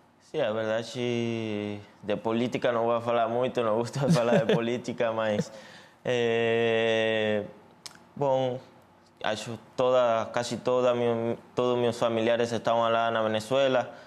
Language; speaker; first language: Portuguese; non-native, learner; Spanish